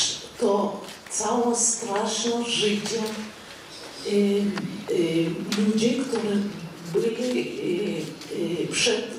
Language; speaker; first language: Polish; non-native, fluent; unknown